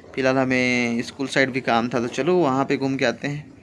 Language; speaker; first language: Hindi; native; Hindi